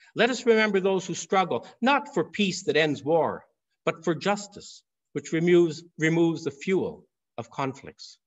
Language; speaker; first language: English; native; English